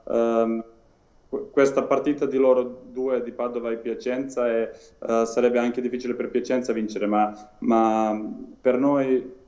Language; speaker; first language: Italian; non-native, learner; Serbian